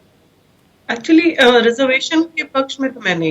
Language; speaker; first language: Hindi; native; Hindi